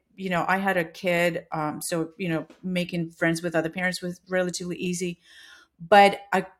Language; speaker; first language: English; non-native, fluent; Russian